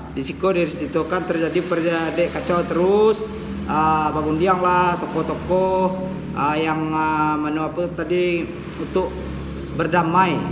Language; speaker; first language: Malay; non-native, local second language; Minangkabau